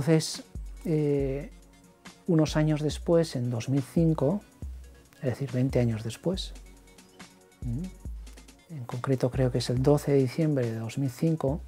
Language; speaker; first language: Spanish; native; Spanish